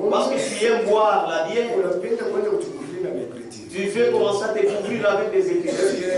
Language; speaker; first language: French; non-native, local second language; Swahili